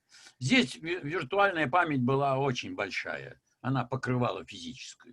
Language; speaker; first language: Russian; native; Russian